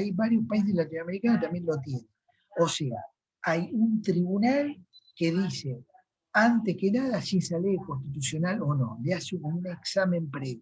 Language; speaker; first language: Spanish; native; Spanish